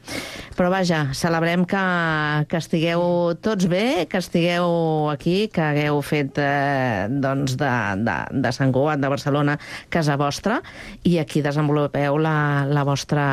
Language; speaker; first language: Catalan; native; Catalan